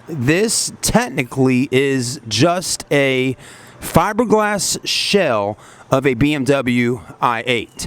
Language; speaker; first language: English; native; English